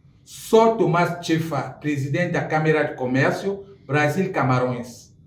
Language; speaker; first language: Portuguese; non-native, fluent; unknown